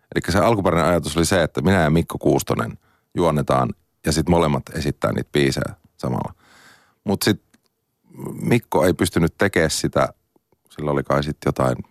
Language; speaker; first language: Finnish; native; Finnish